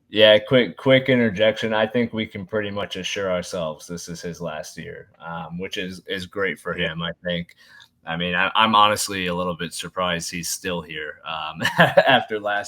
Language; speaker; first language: English; native; English